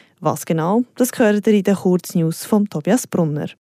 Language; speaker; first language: German; native; German